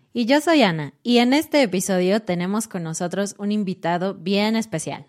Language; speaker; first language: Spanish; native; Spanish